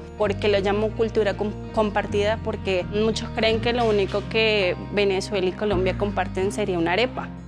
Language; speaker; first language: Spanish; native; Spanish